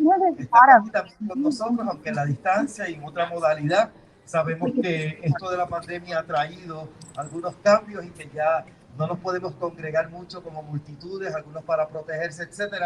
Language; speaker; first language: Spanish; native; Spanish